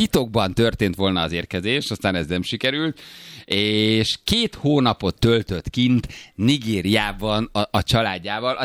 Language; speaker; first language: Hungarian; native; Hungarian